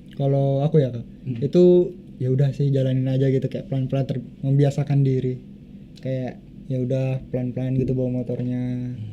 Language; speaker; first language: Indonesian; native; Indonesian